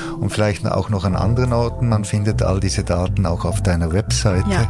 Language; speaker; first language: German; native; German